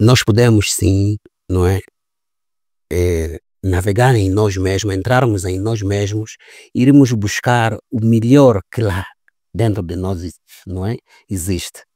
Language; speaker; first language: Portuguese; native; Portuguese